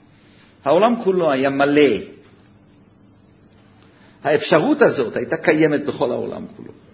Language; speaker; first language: Hebrew; native; Hebrew